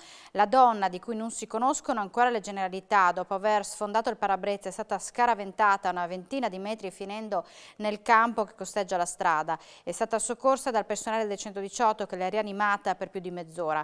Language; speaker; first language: Italian; native; Italian